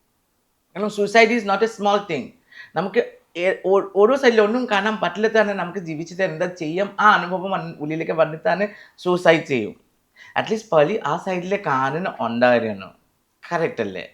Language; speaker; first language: Malayalam; non-native, fluent; Assamese